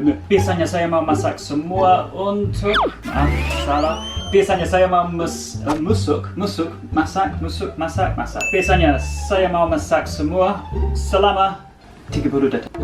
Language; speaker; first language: Indonesian; non-native, fluent; English